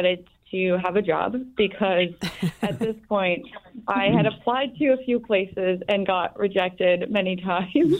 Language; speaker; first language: English; native; English